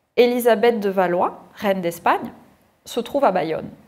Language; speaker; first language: French; native; French